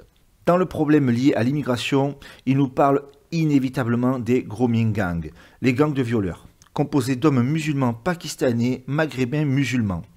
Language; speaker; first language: French; native; French